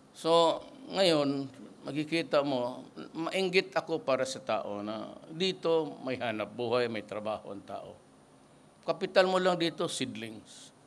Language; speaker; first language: Filipino; non-native, local second language; Cebuano